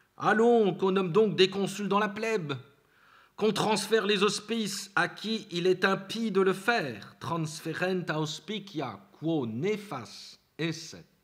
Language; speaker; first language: French; native; French